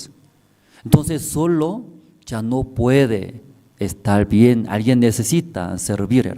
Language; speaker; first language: Spanish; non-native, fluent; Korean